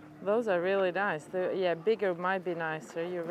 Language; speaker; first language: English; non-native, fluent; French